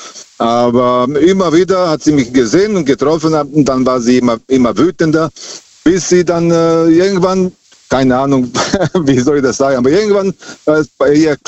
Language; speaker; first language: German; non-native, fluent; Serbian